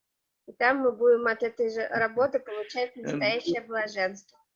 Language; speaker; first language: Russian; native; Russian